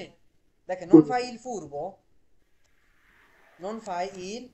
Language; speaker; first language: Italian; non-native, fluent; Bangla